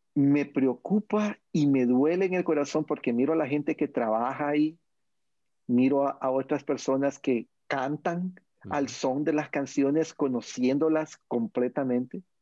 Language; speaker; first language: Spanish; native; Spanish